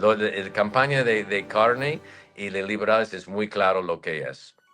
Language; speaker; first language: Spanish; non-native, fluent; English